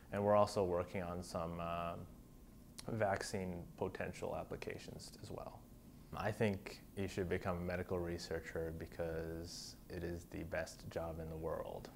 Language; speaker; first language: English; native; English